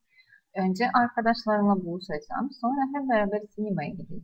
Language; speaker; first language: Turkish; non-native, fluent; Russian